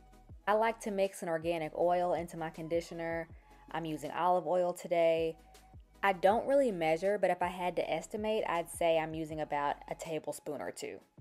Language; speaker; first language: English; native; English